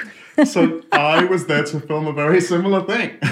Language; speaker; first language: English; native; English